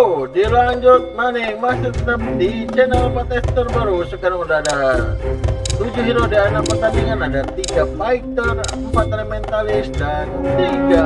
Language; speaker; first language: Indonesian; native; Indonesian